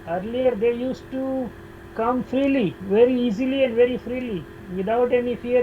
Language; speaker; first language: English; non-native, local second language; Gujarati